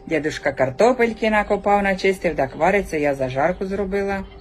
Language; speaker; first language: Russian; non-native, local second language; Ukrainian